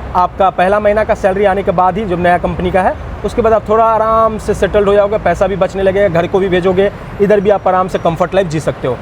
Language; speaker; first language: Hindi; non-native, local second language; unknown